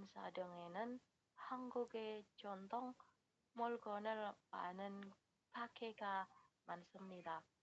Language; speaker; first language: Korean; non-native, learner; Indonesian